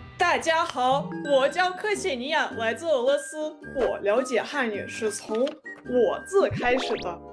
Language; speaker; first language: Chinese; non-native, fluent; Russian